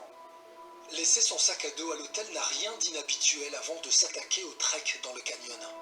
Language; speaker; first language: French; native; French